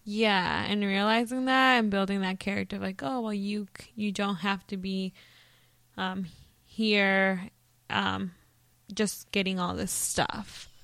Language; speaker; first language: English; early bilingual, other home language; Spanish